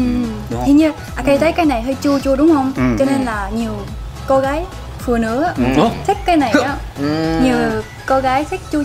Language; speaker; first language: Vietnamese; non-native, learner; Japanese